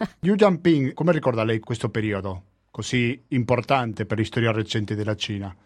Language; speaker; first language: Italian; native; Italian